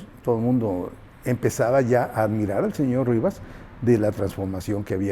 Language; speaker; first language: Spanish; native; Spanish